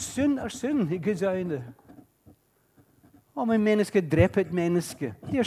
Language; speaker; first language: Norwegian; non-native, fluent; English